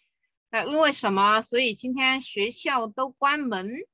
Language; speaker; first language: Chinese; non-native, fluent; Vietnamese